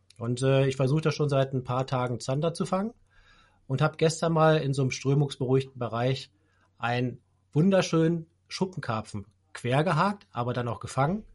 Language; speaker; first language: German; native; German